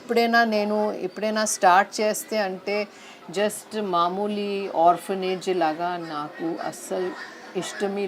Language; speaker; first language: Telugu; non-native, fluent; Hindi